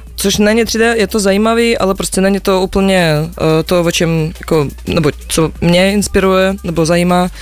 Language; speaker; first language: Czech; non-native, fluent; Russian